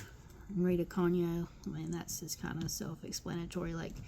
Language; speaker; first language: English; native; English